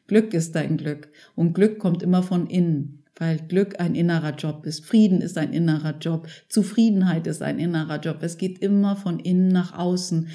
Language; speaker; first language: German; early bilingual, other home language; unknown